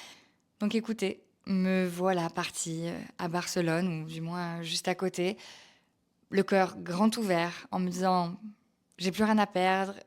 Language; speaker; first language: French; native; French